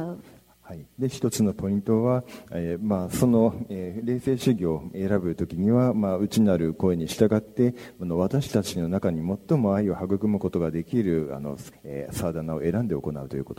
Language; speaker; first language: Japanese; native; Japanese